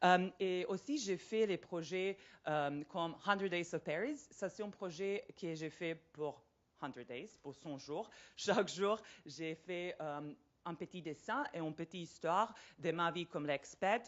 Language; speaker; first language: French; non-native, fluent; Serbian